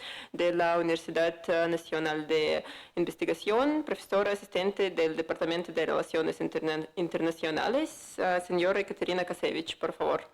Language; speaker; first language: Spanish; non-native, fluent; Russian